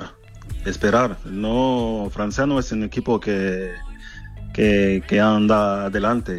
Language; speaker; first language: Spanish; non-native, fluent; French